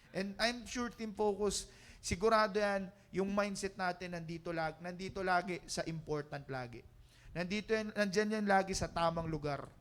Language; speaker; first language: Filipino; native; Filipino